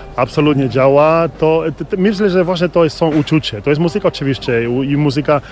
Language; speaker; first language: Polish; non-native, fluent; Spanish